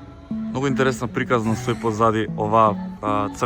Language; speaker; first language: Macedonian; native; Macedonian